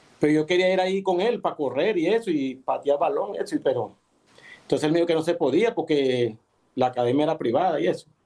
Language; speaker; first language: Spanish; native; Spanish